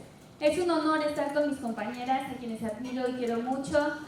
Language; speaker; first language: Spanish; native; Spanish